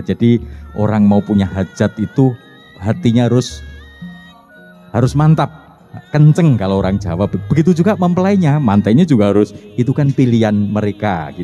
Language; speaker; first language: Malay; non-native, local second language; Javanese